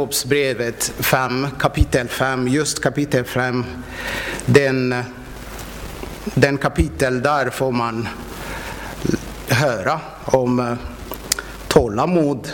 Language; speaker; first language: Swedish; non-native, fluent; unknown